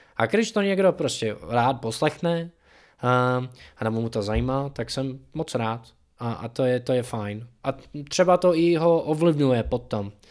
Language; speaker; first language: Czech; non-native, fluent; English